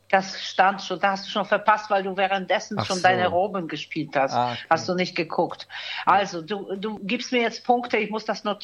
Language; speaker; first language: German; native; German